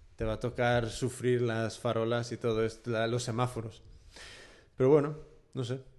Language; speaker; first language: Spanish; early bilingual, heritage; Spanish